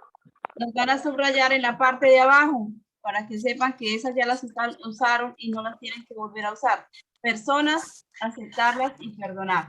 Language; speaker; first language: Spanish; native; Spanish